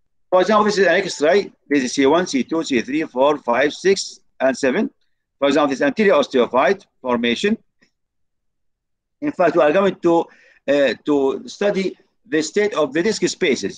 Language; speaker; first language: English; non-native, fluent; Arabic